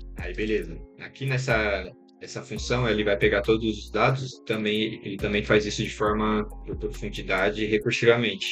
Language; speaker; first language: Portuguese; native; Portuguese